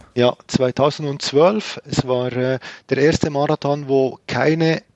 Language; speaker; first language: German; native; German